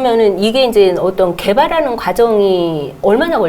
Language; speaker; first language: Korean; native; Korean